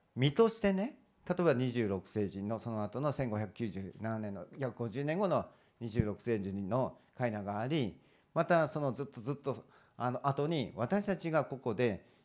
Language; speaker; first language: Japanese; native; Japanese